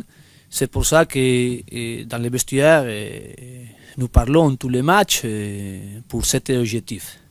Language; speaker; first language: French; non-native, learner; Spanish